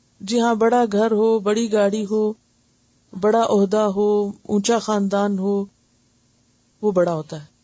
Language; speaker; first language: Urdu; non-native, local second language; Punjabi